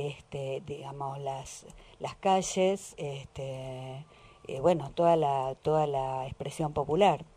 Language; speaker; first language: Spanish; native; Spanish